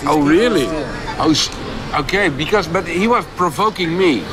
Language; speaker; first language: English; non-native, fluent; Dutch